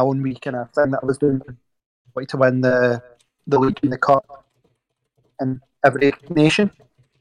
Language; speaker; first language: English; native; English